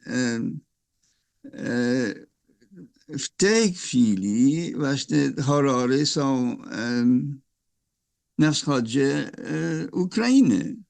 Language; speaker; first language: Polish; non-native, fluent; English